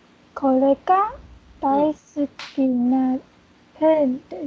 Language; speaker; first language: Japanese; non-native, learner; Chinese